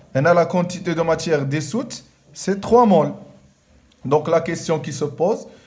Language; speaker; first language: French; non-native, local second language; Arabic